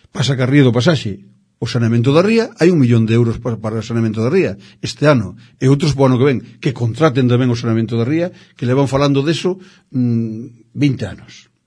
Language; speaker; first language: Galician; native; Galician